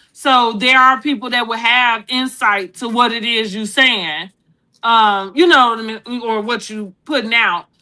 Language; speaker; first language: English; native; English